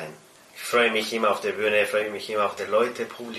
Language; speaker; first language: German; non-native, fluent; Spanish